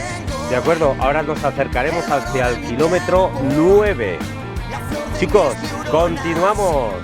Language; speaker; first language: Spanish; native; Spanish